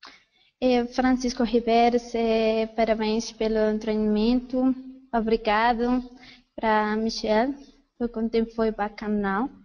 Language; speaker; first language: Portuguese; non-native, fluent; Spanish